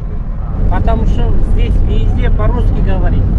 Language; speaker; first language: Russian; non-native, local second language; Kazakh